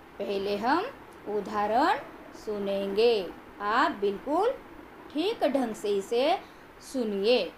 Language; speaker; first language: Hindi; non-native, local second language; Marathi